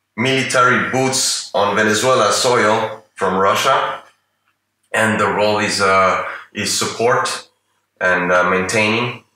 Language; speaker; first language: English; non-native, fluent; Spanish